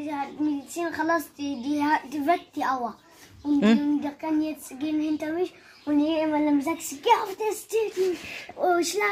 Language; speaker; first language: German; early bilingual, heritage; German